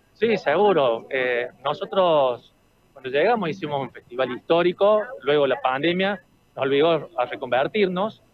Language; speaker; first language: Spanish; native; Spanish